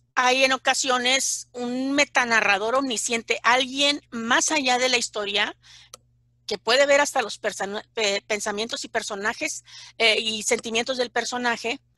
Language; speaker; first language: Spanish; native; Spanish